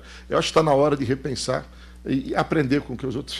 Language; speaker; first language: Portuguese; native; Portuguese